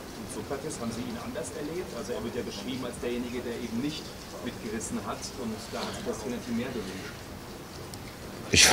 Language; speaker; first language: German; native; German